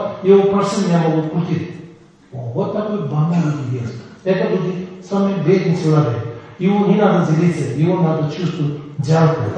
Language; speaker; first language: Russian; non-native, learner; Tibetan